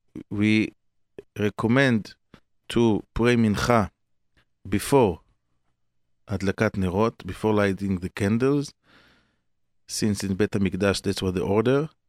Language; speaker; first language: English; non-native, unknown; Hebrew